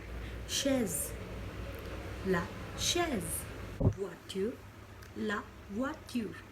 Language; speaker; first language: French; non-native, fluent; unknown